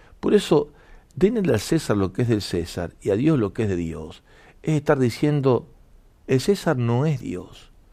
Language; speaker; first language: Spanish; native; Spanish